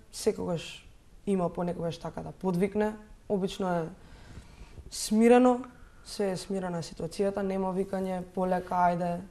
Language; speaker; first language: Macedonian; native; Macedonian